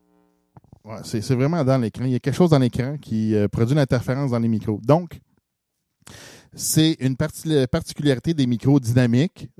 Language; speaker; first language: French; native; French